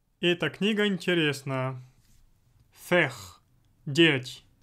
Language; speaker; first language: Russian; non-native, fluent; French